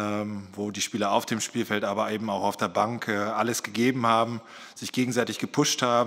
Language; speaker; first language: German; native; German